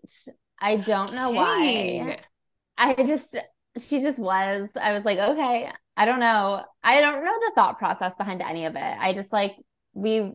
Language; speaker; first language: English; native; English